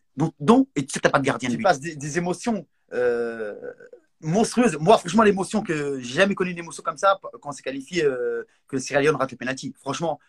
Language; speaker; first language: French; non-native, local second language; Arabic